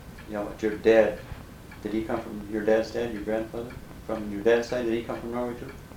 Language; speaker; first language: English; early bilingual, other home language; Norwegian